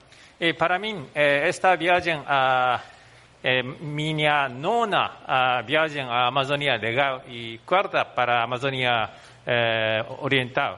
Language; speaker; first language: Portuguese; non-native, fluent; Japanese